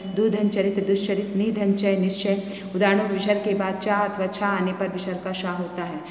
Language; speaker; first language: Hindi; native; Hindi